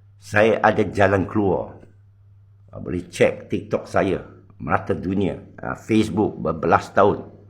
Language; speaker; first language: Malay; non-native, local second language; Chinese